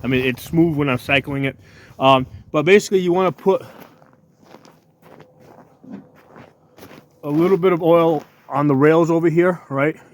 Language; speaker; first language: English; native; English